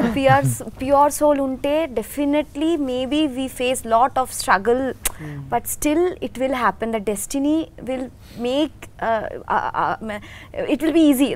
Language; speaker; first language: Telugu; non-native, learner; Bangla